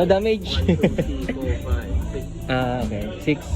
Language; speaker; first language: English; non-native, local second language; Filipino